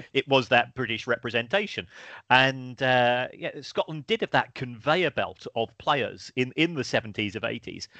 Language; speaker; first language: English; native; English